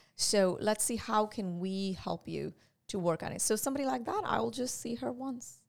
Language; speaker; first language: English; non-native, local second language; Gujarati